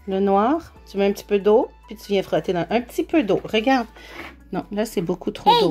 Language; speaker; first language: French; native; French